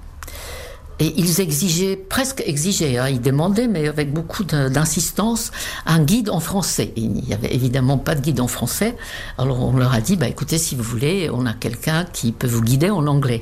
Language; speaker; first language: French; non-native, fluent; Czech